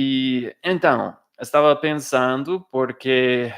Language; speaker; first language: Portuguese; non-native, fluent; English